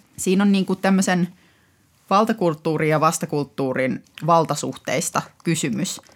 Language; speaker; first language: Finnish; native; Finnish